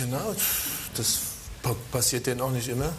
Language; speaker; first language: German; native; German